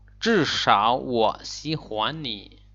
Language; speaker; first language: Chinese; non-native, fluent; Lao